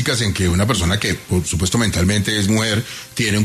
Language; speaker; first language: Spanish; native; Spanish